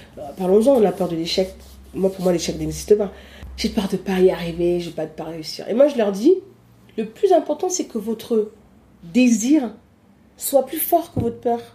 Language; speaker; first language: French; early bilingual, other home language; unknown